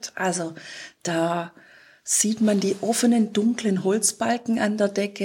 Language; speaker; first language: German; native; German